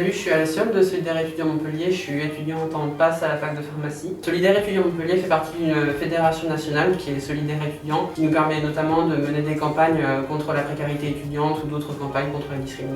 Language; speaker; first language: French; native; French